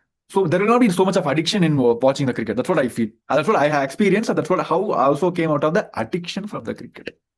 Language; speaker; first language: English; non-native, local second language; Tamil